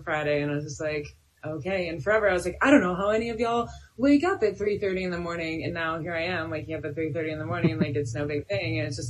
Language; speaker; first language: English; native; English